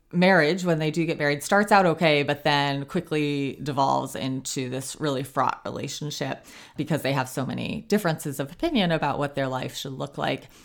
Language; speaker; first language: English; native; English